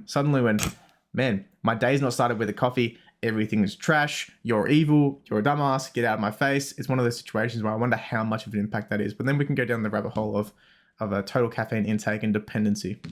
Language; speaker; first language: English; native; English